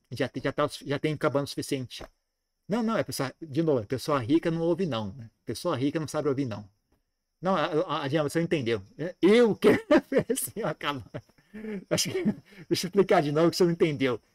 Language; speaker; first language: Portuguese; native; Portuguese